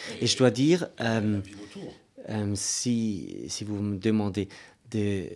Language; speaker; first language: French; non-native, local second language; German